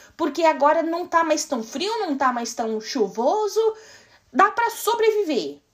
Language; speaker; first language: Portuguese; native; Portuguese